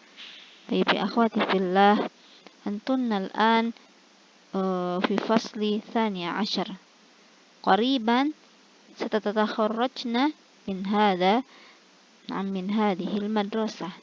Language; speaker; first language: Arabic; non-native, fluent; Indonesian